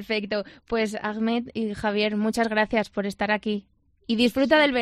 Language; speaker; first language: Spanish; native; Spanish